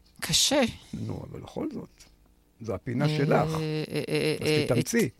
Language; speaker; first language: Hebrew; native; Hebrew